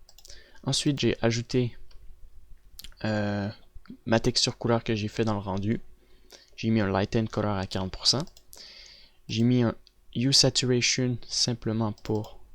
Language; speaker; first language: French; native; French